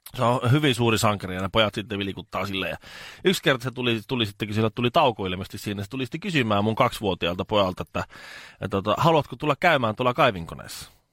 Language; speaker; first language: Finnish; native; Finnish